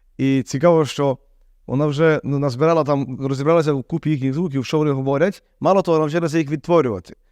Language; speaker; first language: Ukrainian; native; Ukrainian